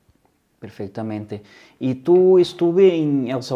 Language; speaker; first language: Spanish; non-native, fluent; Portuguese